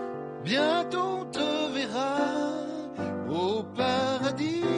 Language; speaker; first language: French; native; French